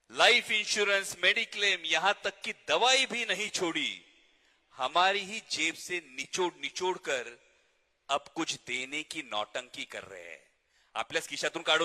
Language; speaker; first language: Hindi; non-native, local second language; Marathi